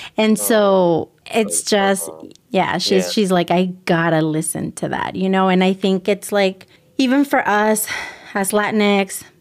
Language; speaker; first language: English; early bilingual, other home language; Spanish